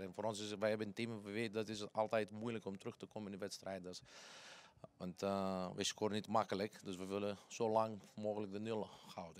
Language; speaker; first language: Dutch; non-native, fluent; Greek